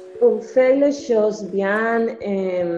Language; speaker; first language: French; non-native, learner; Spanish